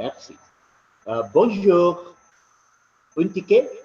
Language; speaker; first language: French; non-native, learner; Spanish